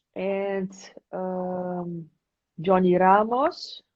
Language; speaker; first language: English; non-native, fluent; Dutch